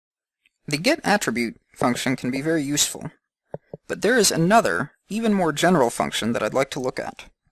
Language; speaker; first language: English; native; English